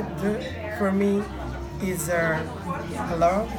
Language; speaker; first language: English; non-native, learner; Italian